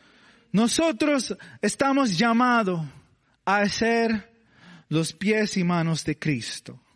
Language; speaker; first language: Spanish; non-native, learner; English